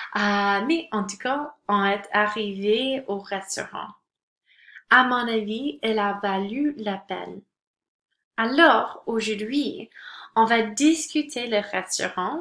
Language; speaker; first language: French; non-native, local second language; English